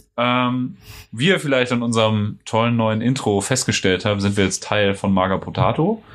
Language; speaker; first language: German; native; German